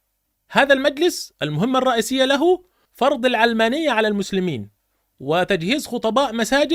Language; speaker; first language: Arabic; native; Arabic